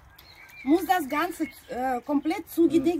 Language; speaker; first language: German; non-native, fluent; Russian